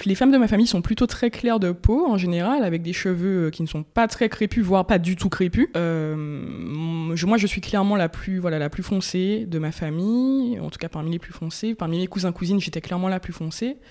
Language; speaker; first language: French; native; French